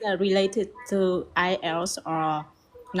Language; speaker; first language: English; non-native, learner; Vietnamese